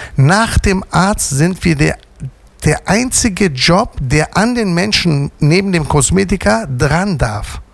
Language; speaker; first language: German; native; German